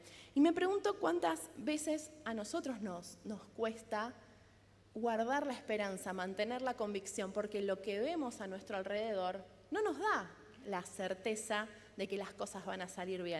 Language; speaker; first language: Spanish; native; Spanish